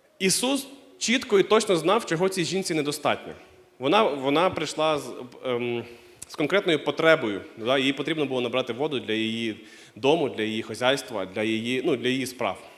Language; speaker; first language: Ukrainian; non-native, local second language; Russian